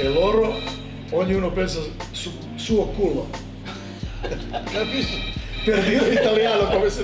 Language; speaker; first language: Italian; non-native, fluent; Serbian